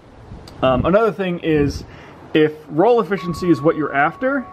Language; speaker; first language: English; native; English